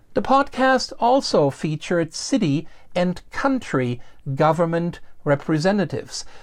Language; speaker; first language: English; non-native, fluent; German